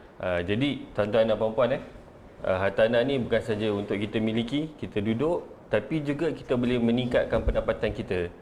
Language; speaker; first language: Malay; native; Malay